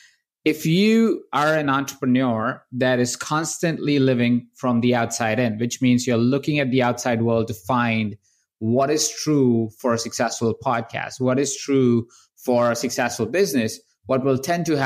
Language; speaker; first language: English; non-native, local second language; Hindi